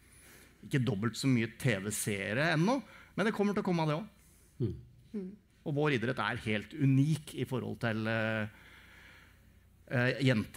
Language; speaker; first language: Norwegian; native; Norwegian